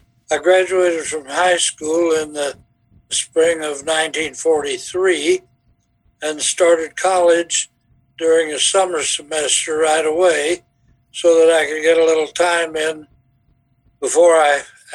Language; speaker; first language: English; native; English